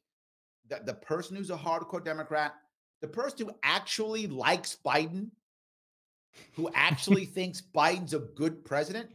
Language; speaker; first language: English; native; English